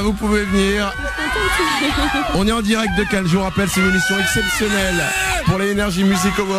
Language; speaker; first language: French; native; French